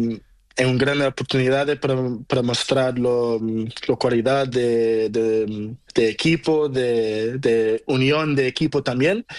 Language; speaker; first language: Spanish; non-native, learner; Portuguese